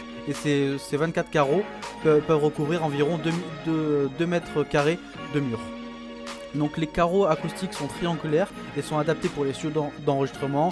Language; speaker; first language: French; native; French